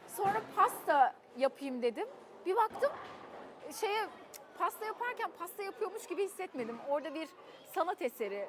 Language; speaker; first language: Turkish; early bilingual, heritage; Turkish